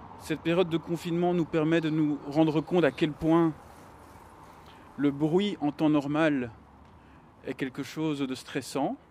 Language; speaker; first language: French; native; French